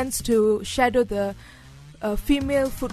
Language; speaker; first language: English; non-native, local second language; Tamil